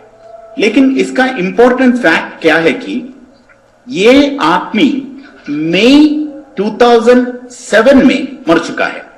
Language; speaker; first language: Hindi; non-native, fluent; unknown